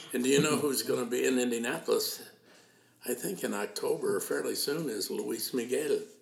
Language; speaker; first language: English; native; English